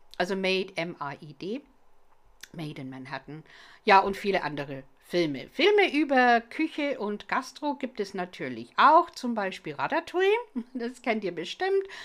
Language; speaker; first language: German; non-native, fluent; English